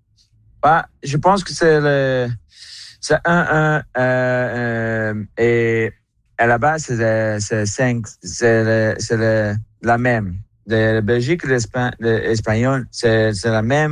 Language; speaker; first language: French; non-native, learner; Dutch